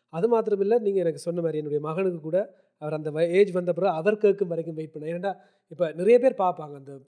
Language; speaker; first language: Tamil; early bilingual, heritage; Tamil